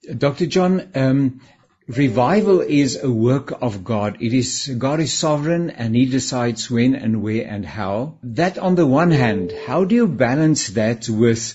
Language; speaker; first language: English; non-native, local second language; Afrikaans